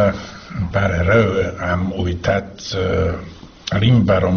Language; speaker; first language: Romanian; non-native, learner; Slovak